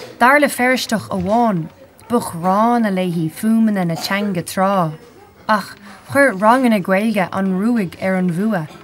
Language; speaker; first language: Irish; non-native, local second language; English